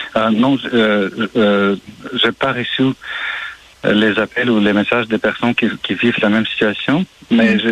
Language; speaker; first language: French; non-native, fluent; Ukrainian